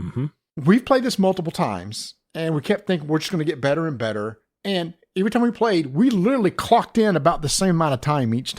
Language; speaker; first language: English; native; English